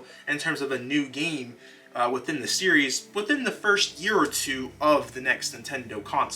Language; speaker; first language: English; native; English